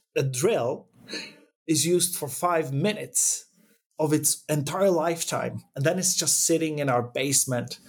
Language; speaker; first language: English; non-native, fluent; Czech